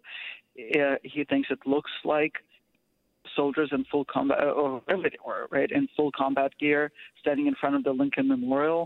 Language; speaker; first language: English; non-native, fluent; Russian